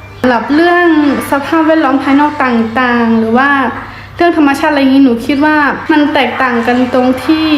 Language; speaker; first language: Thai; early bilingual, other home language; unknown